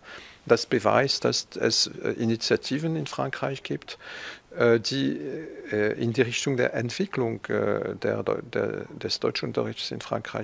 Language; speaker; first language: German; non-native, fluent; French